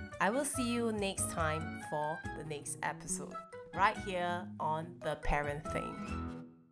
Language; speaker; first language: English; non-native, local second language; Chinese